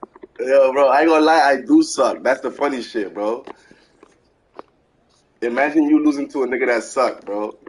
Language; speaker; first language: English; native; English